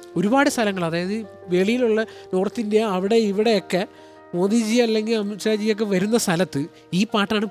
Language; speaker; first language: Malayalam; native; Malayalam